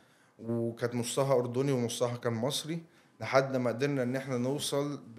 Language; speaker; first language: Arabic; native; Arabic